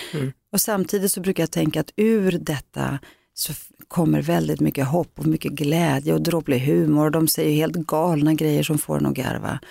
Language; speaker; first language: Swedish; early bilingual, other home language; Greek